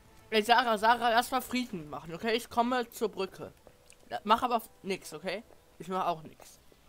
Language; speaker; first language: German; native; German